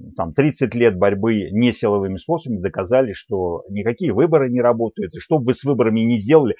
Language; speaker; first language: Russian; native; Russian